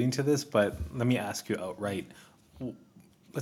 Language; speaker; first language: English; native; English